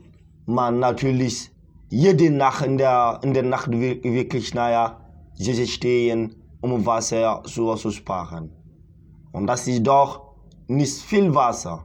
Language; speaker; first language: German; non-native, fluent; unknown